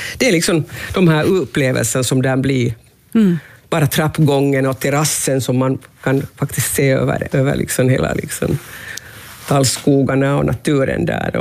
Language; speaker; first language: Swedish; non-native, local second language; Finnish